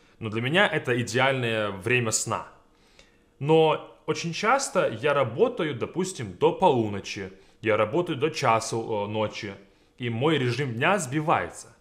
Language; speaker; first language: Russian; native; Russian